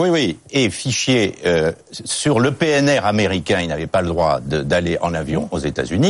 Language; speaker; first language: French; native; French